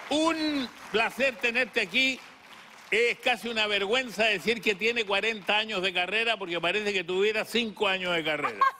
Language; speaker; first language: Spanish; native; Spanish